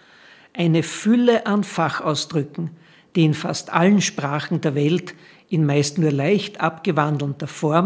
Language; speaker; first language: German; native; German